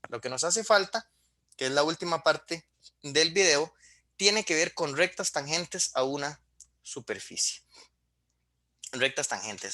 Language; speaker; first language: Spanish; native; Spanish